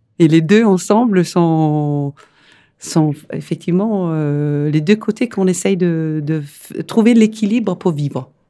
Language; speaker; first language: French; non-native, fluent; Danish